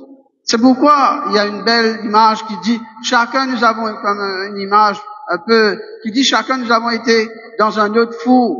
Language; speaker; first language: French; non-native, local second language; Morisyen